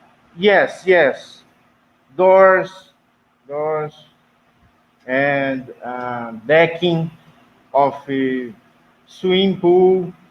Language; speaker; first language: English; non-native, learner; Portuguese